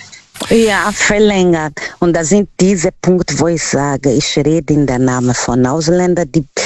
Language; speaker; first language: German; non-native, learner; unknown